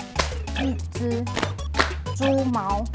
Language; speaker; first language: Chinese; native; Chinese